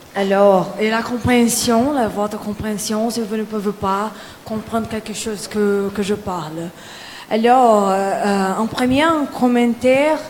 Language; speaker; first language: French; non-native, learner; Portuguese